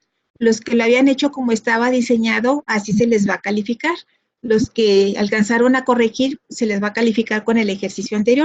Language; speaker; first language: Spanish; native; Spanish